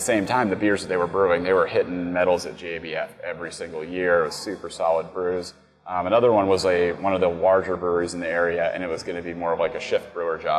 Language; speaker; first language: English; native; English